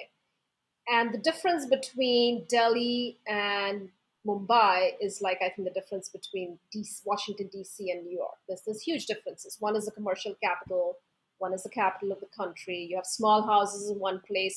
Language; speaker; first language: English; non-native, local second language; Hindi